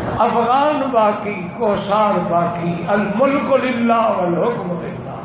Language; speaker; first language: Urdu; early bilingual, heritage; Urdu